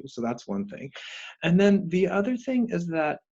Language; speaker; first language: English; native; English